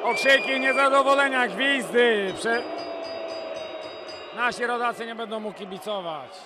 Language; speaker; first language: Polish; native; Polish